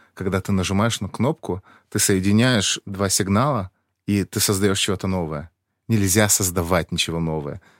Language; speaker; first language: Russian; early bilingual, heritage; Russian